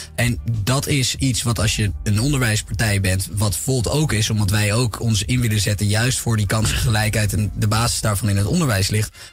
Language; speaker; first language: Dutch; native; Dutch